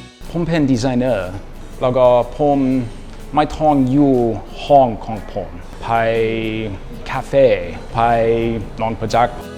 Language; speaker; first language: Thai; non-native, learner; English